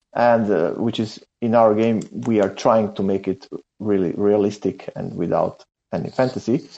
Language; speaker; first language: English; non-native, fluent; Serbian